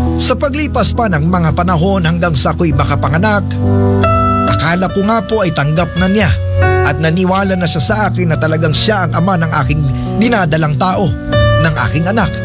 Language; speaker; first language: Filipino; non-native, local second language; Cebuano